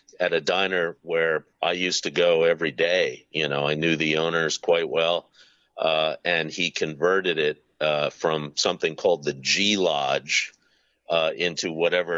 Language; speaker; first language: English; native; English